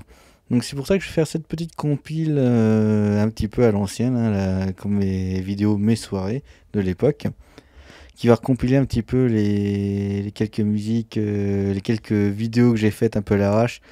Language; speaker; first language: French; native; French